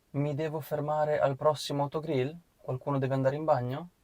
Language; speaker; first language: Italian; non-native, fluent; Ukrainian